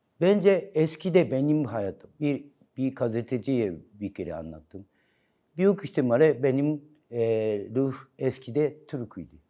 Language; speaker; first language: Turkish; non-native, learner; Japanese